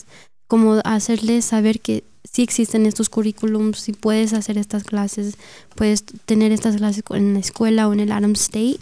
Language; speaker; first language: Spanish; early bilingual, heritage; Spanish